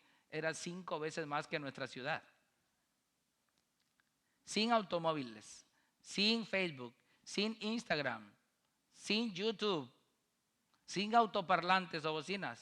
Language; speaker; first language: Spanish; native; Spanish